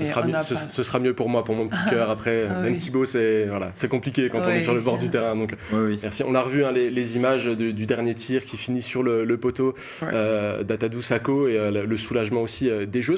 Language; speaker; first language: French; native; French